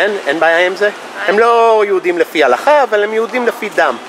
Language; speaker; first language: Hebrew; non-native, fluent; English